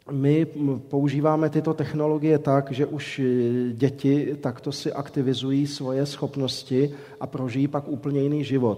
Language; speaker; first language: Czech; native; Czech